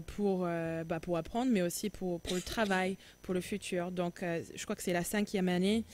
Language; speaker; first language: French; non-native, fluent; English